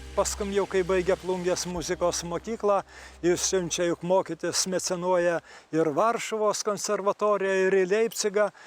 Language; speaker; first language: Lithuanian; native; Lithuanian